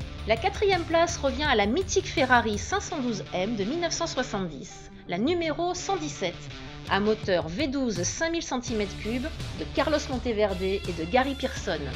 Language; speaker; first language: French; native; French